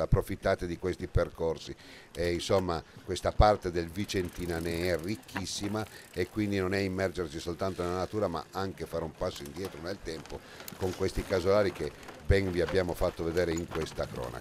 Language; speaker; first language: Italian; native; Italian